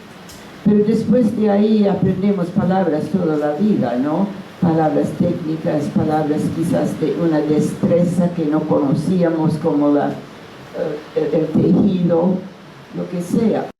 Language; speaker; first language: Spanish; non-native, fluent; English